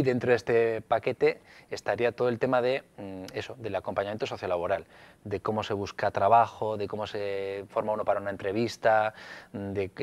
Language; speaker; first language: Spanish; native; Spanish